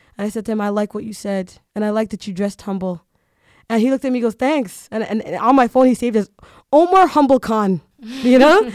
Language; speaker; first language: English; early bilingual, other home language; Somali